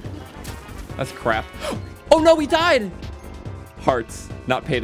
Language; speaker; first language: English; native; English